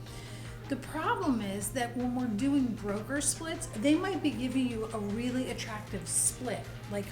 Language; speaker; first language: English; native; English